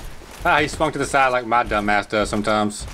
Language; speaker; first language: English; native; English